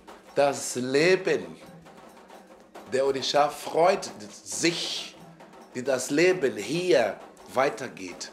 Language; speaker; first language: German; non-native, fluent; Portuguese